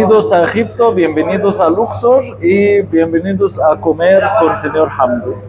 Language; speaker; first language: Spanish; non-native, fluent; Arabic